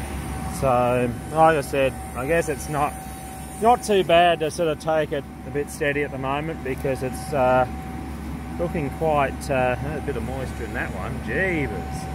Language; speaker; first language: English; native; English